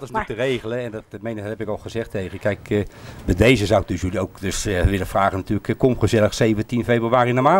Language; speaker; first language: Dutch; native; Dutch